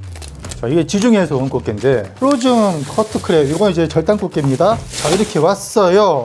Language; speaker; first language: Korean; native; Korean